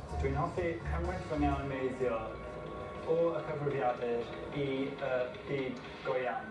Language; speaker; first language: Welsh; non-native, local second language; English